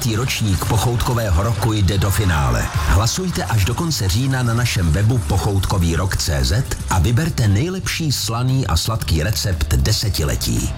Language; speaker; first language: Czech; native; Czech